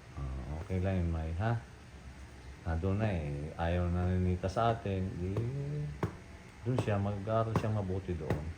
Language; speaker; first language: Filipino; native; Filipino